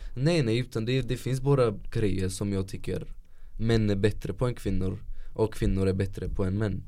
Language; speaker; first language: Swedish; non-native, fluent; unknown